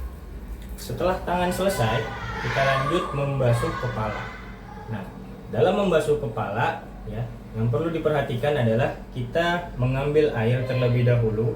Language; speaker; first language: Indonesian; native; Indonesian